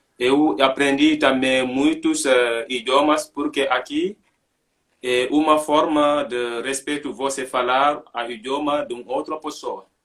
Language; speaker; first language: Portuguese; non-native, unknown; Mandingo